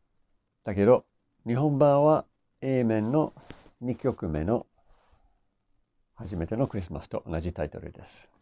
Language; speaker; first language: Japanese; non-native, fluent; English